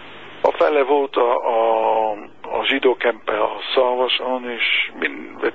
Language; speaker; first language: Hungarian; non-native, fluent; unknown